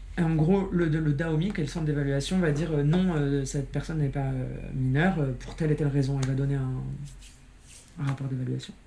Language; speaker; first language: French; native; French